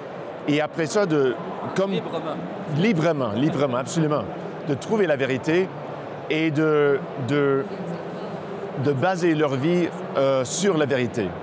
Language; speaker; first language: French; non-native, local second language; English